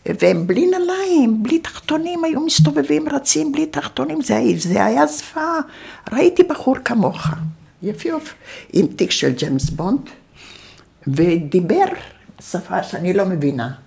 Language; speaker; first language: Hebrew; early bilingual, other home language; Yiddish